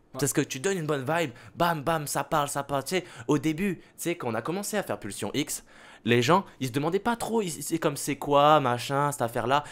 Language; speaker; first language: French; native; French